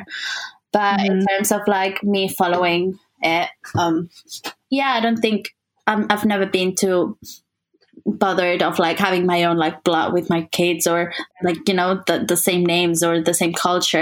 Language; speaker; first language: English; non-native, fluent; Spanish